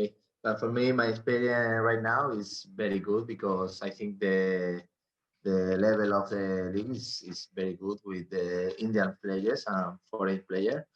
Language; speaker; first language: English; non-native, learner; Spanish